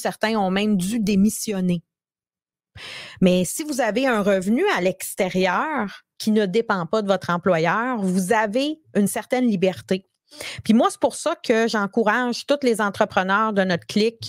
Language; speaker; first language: French; native; French